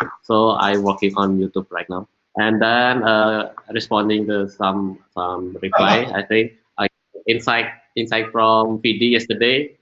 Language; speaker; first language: English; non-native, learner; Indonesian